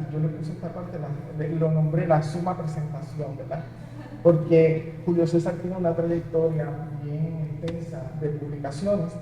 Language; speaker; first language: Spanish; native; Spanish